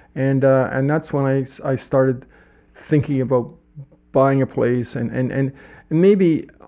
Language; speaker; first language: English; native; English